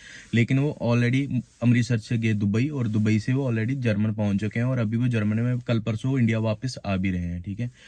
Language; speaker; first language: Hindi; native; Hindi